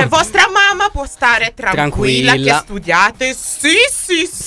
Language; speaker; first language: Italian; native; Italian